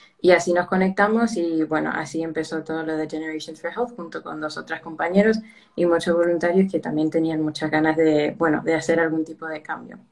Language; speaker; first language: Spanish; early bilingual, heritage; Spanish